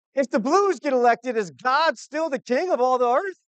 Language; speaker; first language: English; native; English